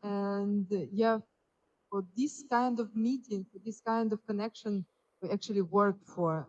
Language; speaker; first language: English; non-native, fluent; Ukrainian